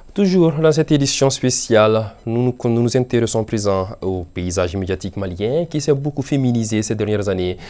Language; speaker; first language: French; non-native, local second language; Bambara